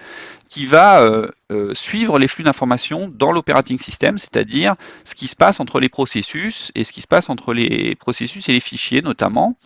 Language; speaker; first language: French; native; French